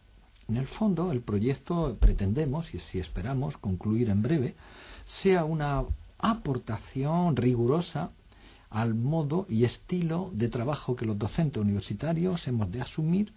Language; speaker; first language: Spanish; native; Spanish